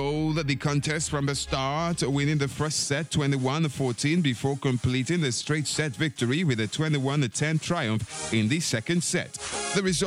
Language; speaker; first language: English; non-native, local second language; Yoruba